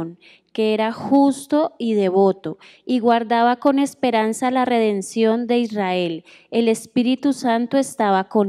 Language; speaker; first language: Spanish; native; Spanish